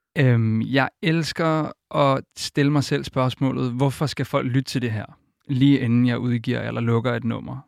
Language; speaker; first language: Danish; early bilingual, other home language; Icelandic